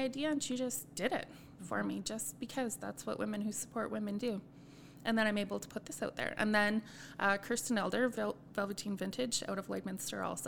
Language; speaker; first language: English; native; English